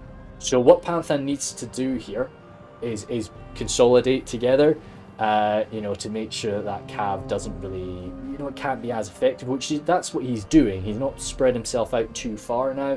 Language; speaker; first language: English; native; English